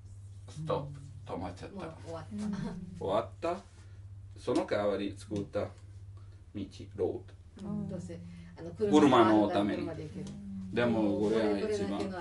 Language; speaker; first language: Japanese; non-native, learner; Italian